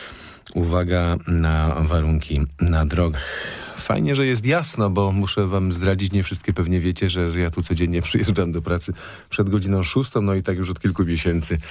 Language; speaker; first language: Polish; native; Polish